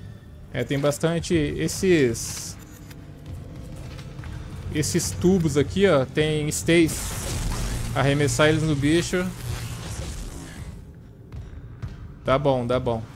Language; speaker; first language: Portuguese; native; Portuguese